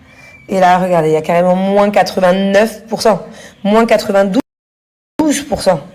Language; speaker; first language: French; native; French